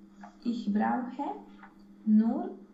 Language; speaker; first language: German; non-native, learner; Romanian